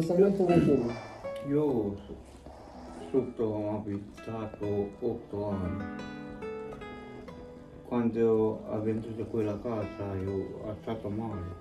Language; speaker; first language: Italian; non-native, learner; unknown